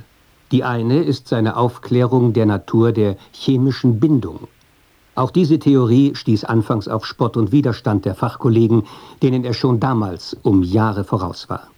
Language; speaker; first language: German; native; German